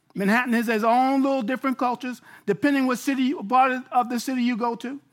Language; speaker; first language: English; native; English